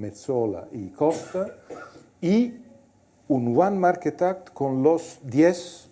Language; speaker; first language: Spanish; non-native, fluent; Italian